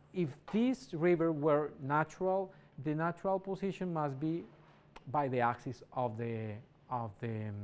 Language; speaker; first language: English; non-native, fluent; Spanish